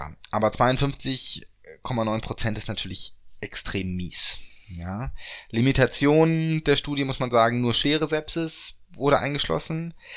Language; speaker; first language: German; native; German